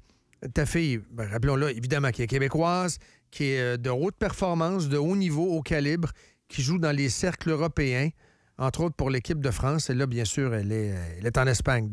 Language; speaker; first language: French; native; French